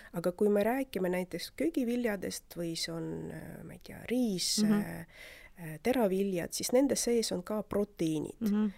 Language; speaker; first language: Estonian; non-native, local second language; Russian